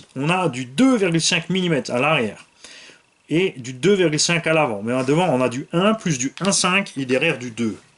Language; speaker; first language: French; native; French